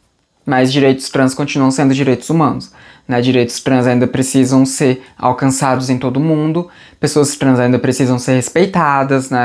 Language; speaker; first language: Portuguese; native; Portuguese